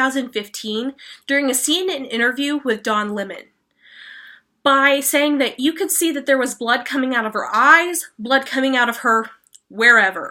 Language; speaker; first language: English; native; English